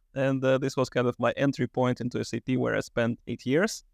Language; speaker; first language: English; non-native, fluent; Russian